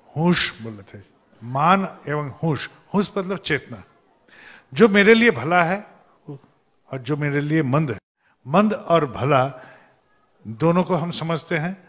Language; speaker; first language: Hindi; non-native, local second language; Bangla